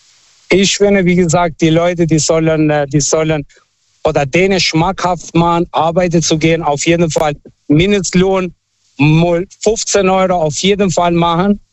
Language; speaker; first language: German; non-native, fluent; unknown